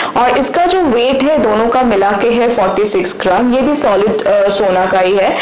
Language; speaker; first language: Hindi; non-native, local second language; Bangla